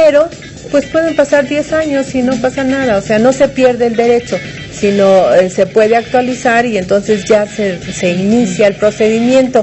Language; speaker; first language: Spanish; native; Spanish